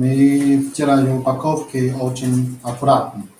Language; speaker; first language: Russian; non-native, learner; Chinese